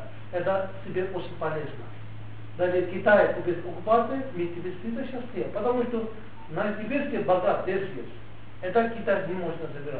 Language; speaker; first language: Russian; non-native, learner; Tibetan